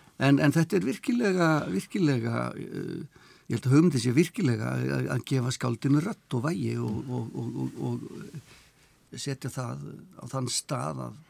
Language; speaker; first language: Icelandic; native; Icelandic